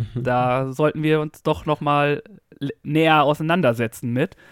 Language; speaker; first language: German; native; German